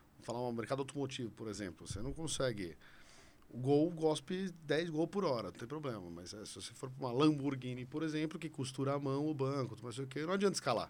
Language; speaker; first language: Portuguese; native; Portuguese